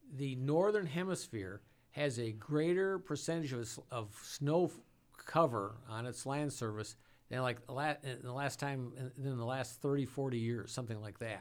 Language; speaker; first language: English; native; English